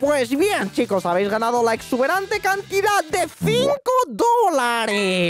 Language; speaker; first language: Spanish; native; Spanish